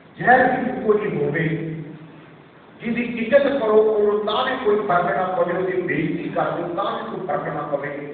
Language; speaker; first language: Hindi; non-native, local second language; Punjabi